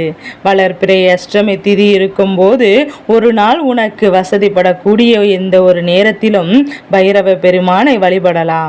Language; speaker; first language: Tamil; native; Tamil